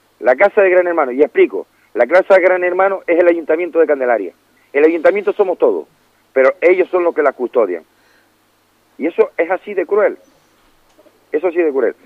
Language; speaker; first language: Spanish; native; Spanish